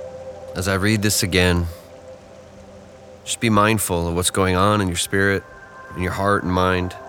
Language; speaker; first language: English; native; English